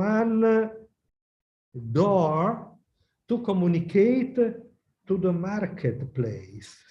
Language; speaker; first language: English; non-native, learner; Italian